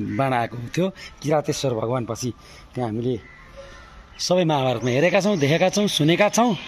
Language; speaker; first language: Nepali; native; Nepali